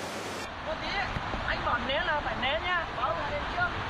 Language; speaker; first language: Vietnamese; native; Vietnamese